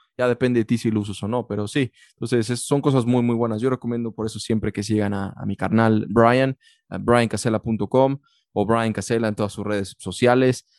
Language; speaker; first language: Spanish; early bilingual, heritage; Spanish